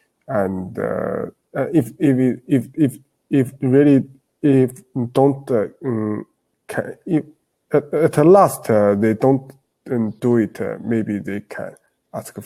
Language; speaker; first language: English; non-native, learner; Chinese